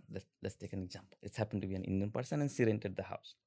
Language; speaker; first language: English; non-native, local second language; Hindi